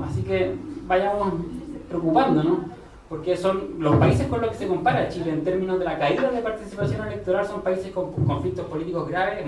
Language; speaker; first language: Spanish; native; Spanish